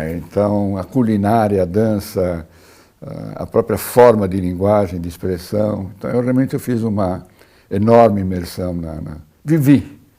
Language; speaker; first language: Portuguese; early bilingual, other home language; Italian